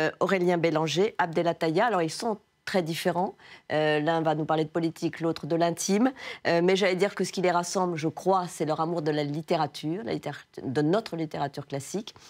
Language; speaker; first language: French; native; French